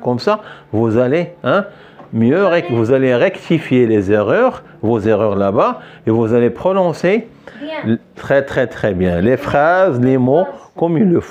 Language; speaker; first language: French; non-native, fluent; Arabic